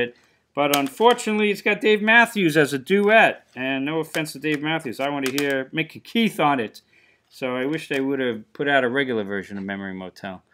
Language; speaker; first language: English; native; English